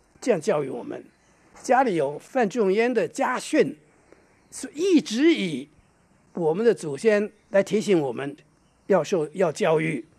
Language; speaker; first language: Chinese; non-native, local second language; Hakka Chinese